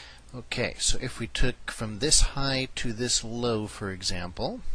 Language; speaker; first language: English; native; English